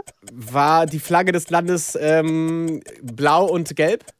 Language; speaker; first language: German; native; German